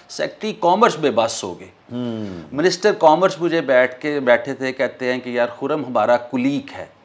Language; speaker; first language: Urdu; non-native, local second language; Punjabi